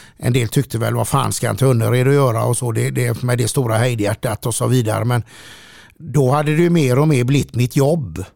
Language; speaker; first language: Swedish; native; Swedish